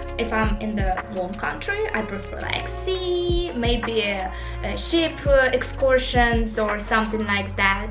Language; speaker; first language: English; non-native, learner; Ukrainian